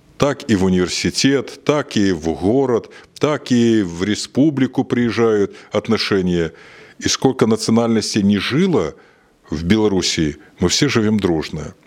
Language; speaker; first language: Russian; native; Russian